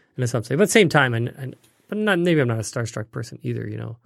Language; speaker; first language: English; native; English